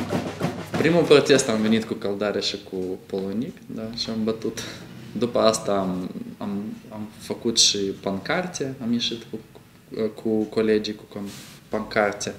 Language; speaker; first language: Romanian; non-native, local second language; Russian